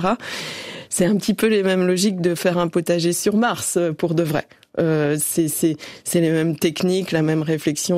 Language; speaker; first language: French; native; French